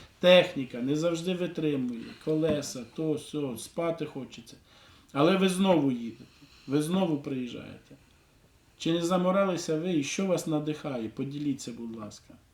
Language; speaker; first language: Ukrainian; non-native, local second language; Russian